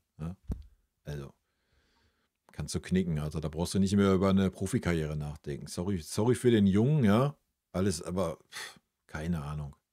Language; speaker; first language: German; native; German